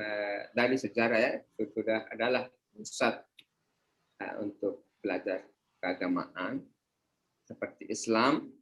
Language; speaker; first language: Indonesian; non-native, fluent; Hindi